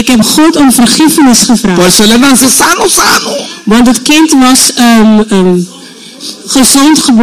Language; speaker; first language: Dutch; non-native, local second language; Papiamento